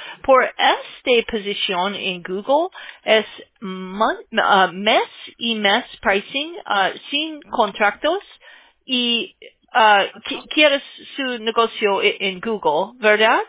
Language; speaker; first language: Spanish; non-native, learner; English